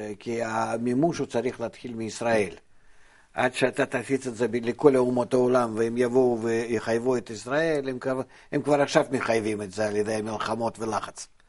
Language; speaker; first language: Hebrew; non-native, fluent; Russian